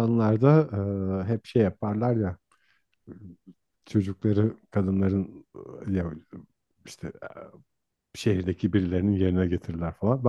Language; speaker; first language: Turkish; native; Turkish